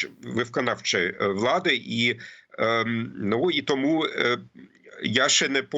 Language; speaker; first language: Ukrainian; non-native, fluent; German